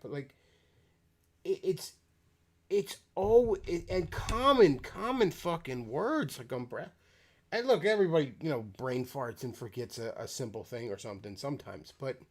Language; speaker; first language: English; native; English